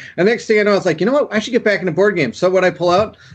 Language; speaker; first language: English; native; English